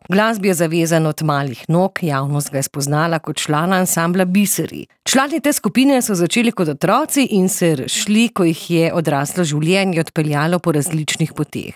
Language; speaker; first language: Slovenian; native; Slovenian